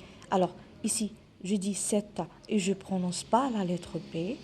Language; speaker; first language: French; non-native, local second language; Arabic